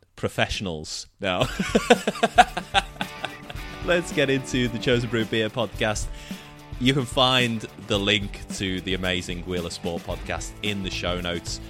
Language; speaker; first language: English; native; English